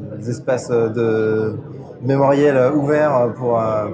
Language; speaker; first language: French; native; French